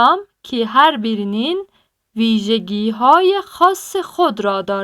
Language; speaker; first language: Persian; non-native, fluent; Turkish